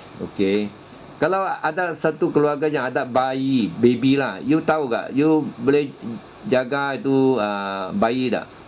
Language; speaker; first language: Malay; non-native, local second language; Chinese